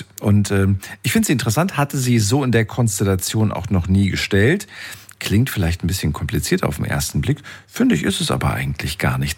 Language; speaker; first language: German; native; German